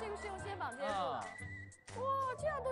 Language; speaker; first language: Chinese; native; Chinese